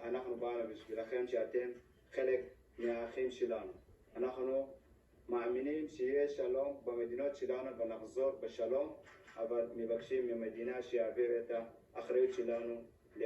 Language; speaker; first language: Hebrew; non-native, fluent; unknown